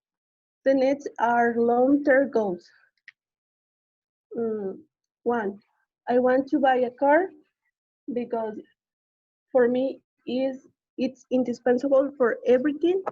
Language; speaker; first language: English; non-native, learner; Spanish